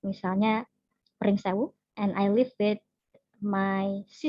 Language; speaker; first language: English; non-native, learner; Indonesian